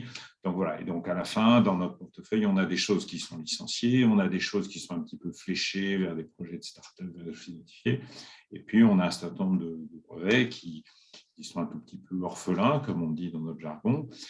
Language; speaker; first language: French; native; French